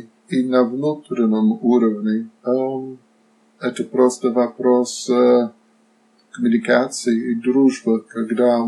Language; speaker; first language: Russian; non-native, fluent; Slovak